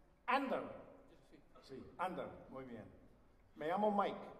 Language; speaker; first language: Spanish; non-native, learner; English